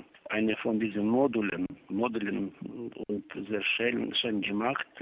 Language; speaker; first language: German; non-native, learner; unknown